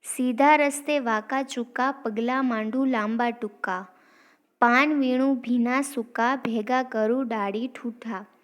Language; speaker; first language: Hindi; non-native, local second language; Gujarati